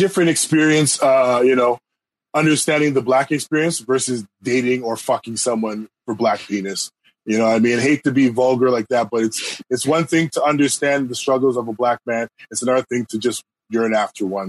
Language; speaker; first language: English; native; English